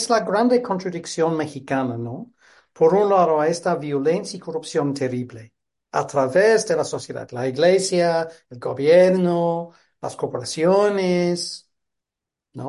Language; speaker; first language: Spanish; non-native, fluent; English